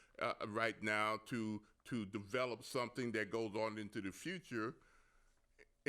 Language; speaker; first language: English; native; English